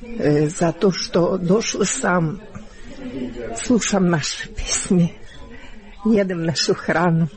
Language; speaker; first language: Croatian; non-native, learner; Ukrainian